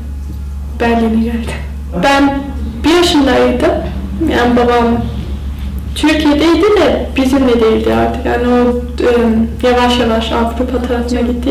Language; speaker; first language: Turkish; early bilingual, heritage; Kurdish